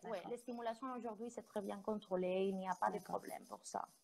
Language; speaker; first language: French; non-native, fluent; Spanish